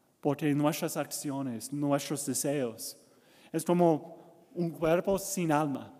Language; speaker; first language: Spanish; non-native, learner; English